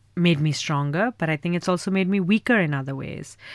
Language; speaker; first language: English; non-native, local second language; Urdu